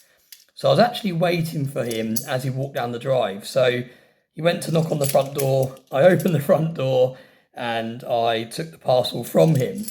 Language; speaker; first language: English; native; English